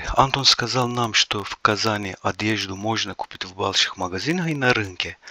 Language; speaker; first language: Russian; non-native, fluent; Turkish